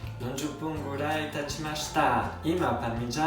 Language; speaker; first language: Japanese; non-native, learner; Italian